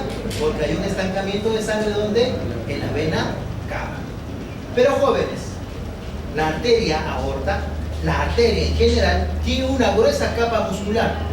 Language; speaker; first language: Spanish; native; Spanish